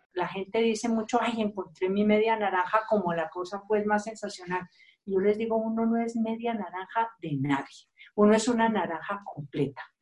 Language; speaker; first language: Spanish; native; Spanish